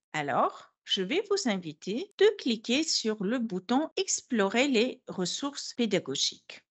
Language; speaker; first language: French; non-native, fluent; Bulgarian